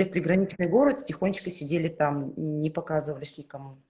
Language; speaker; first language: Russian; native; Russian